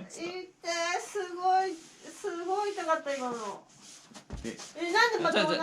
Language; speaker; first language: Japanese; native; Japanese